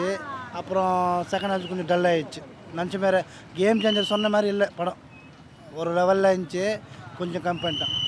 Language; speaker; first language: Tamil; non-native, learner; Telugu